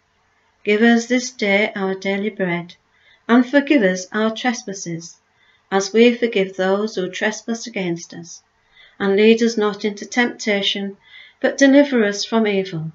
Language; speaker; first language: English; native; English